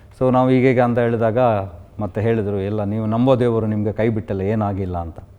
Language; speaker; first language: Kannada; non-native, local second language; Konkani